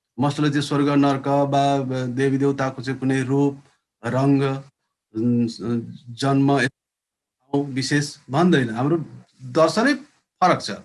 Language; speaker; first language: Nepali; native; Nepali